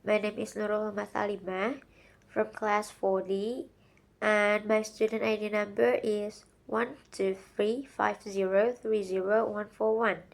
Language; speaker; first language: English; non-native, learner; Indonesian